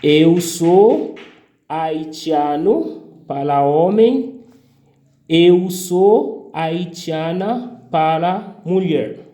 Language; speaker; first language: Portuguese; non-native, fluent; Haitian Creole